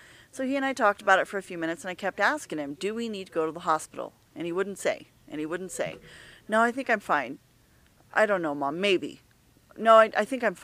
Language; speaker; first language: English; native; English